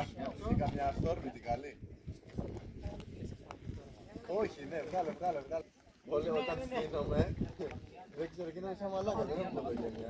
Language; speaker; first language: Greek; non-native, fluent; Filipino